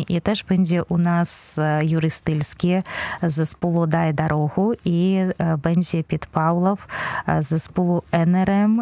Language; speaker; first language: Polish; non-native, fluent; Belarusian